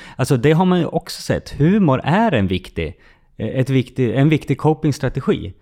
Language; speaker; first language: Swedish; native; Swedish